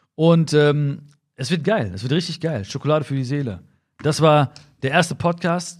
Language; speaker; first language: German; native; German